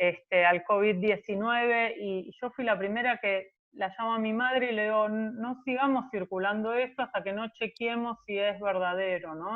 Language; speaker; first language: Spanish; native; Spanish